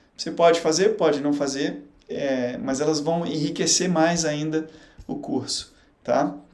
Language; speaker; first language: Portuguese; native; Portuguese